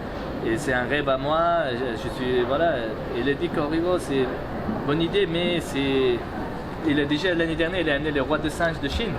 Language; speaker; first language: French; non-native, fluent; Mongolian